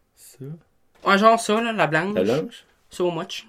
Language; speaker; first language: French; native; French